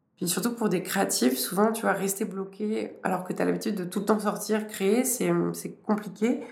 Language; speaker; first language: French; native; French